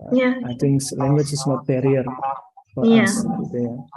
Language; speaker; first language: English; non-native, learner; Indonesian